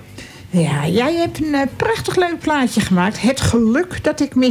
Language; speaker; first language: Dutch; native; Dutch